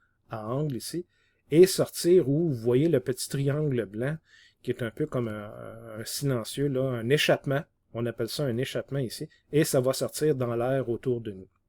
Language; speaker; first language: French; native; French